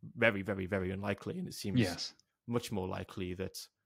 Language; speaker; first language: English; native; English